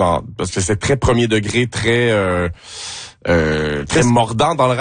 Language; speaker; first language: French; native; French